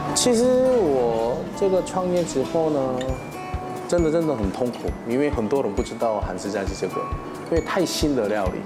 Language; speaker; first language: Chinese; non-native, fluent; Korean